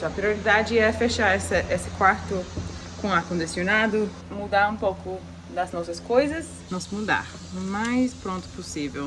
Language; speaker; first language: Portuguese; non-native, fluent; English